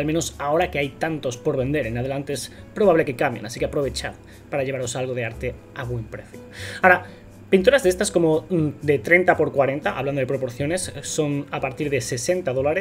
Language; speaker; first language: Spanish; native; Spanish